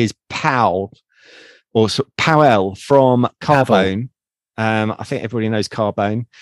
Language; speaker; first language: English; native; English